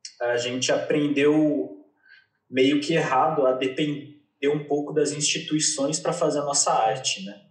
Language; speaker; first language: Portuguese; native; Portuguese